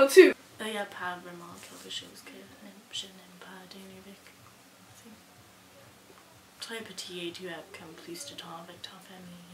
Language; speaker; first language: French; non-native, local second language; English